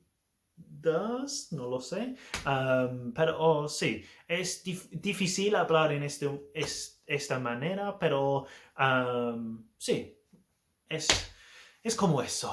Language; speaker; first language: Spanish; non-native, learner; English